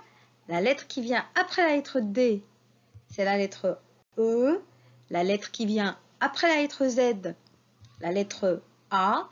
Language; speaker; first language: French; non-native, local second language; Arabic